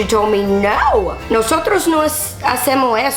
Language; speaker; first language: Spanish; non-native, learner; English